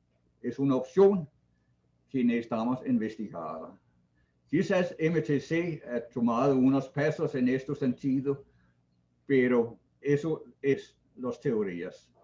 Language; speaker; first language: Spanish; non-native, fluent; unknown